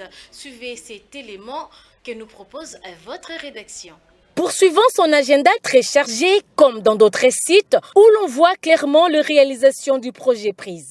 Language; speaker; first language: French; native; French